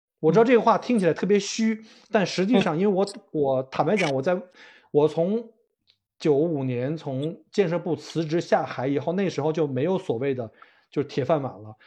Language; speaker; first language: Chinese; native; Chinese